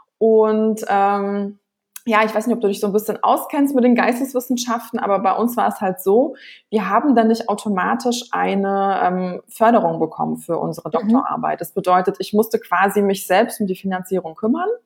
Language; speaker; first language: German; early bilingual, other home language; Russian